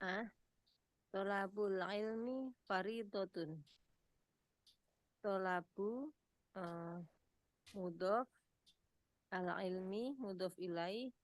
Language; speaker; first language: Arabic; non-native, learner; Indonesian